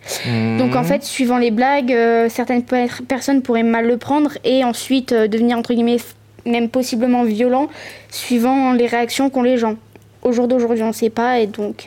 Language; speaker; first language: French; native; French